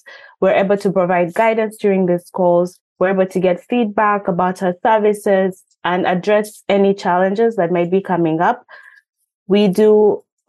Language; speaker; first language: English; non-native, local second language; Ganda